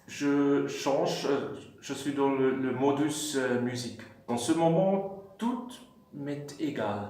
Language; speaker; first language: French; non-native, fluent; German